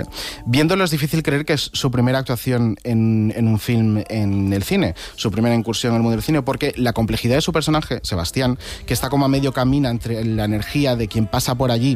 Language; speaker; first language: Spanish; native; Spanish